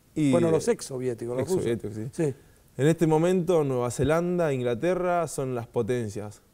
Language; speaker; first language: Spanish; native; Spanish